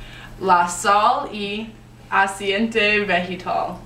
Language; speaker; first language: Spanish; non-native, learner; English